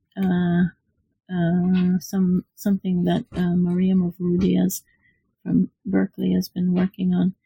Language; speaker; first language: English; non-native, fluent; Hebrew